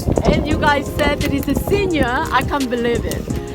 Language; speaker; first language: English; non-native, learner; Korean